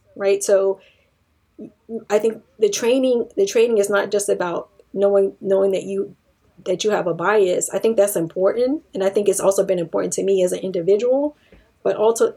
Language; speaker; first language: English; native; English